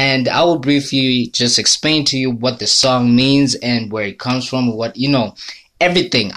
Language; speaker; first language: English; non-native, local second language; Swati